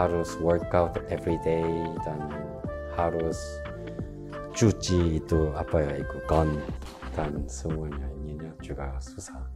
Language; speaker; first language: Indonesian; non-native, local second language; Korean